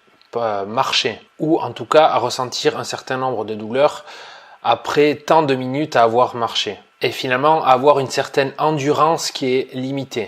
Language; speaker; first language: French; native; French